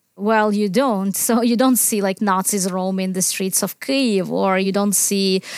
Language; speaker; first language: English; non-native, fluent; Ukrainian